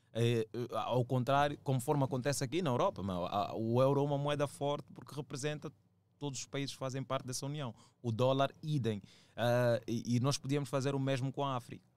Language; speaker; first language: Portuguese; native; Portuguese